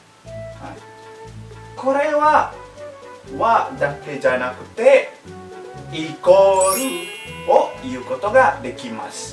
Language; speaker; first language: Japanese; non-native, learner; Indonesian